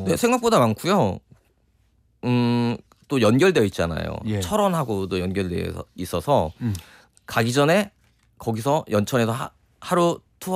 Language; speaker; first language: Korean; native; Korean